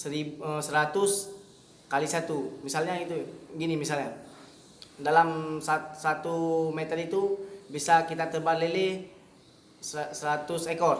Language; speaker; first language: Indonesian; native; Indonesian